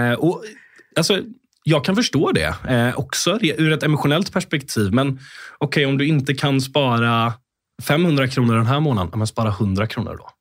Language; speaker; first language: Swedish; native; Swedish